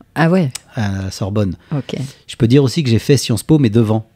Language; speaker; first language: French; native; French